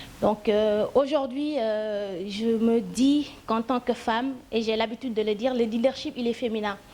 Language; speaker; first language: French; non-native, local second language; Wolof